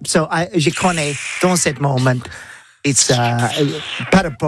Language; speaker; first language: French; non-native, learner; English